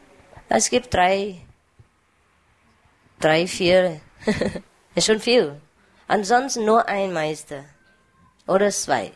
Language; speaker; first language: German; non-native, fluent; Vietnamese